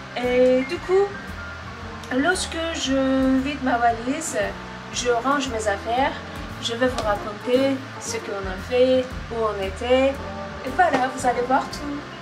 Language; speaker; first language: French; non-native, fluent; Turkish